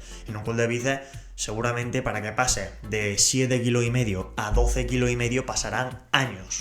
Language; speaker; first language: Spanish; native; Spanish